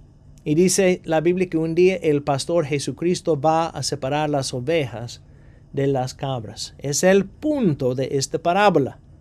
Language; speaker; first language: Spanish; non-native, fluent; English